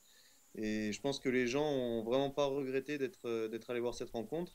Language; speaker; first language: French; native; French